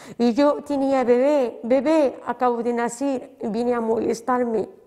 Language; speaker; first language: Spanish; non-native, learner; Arabic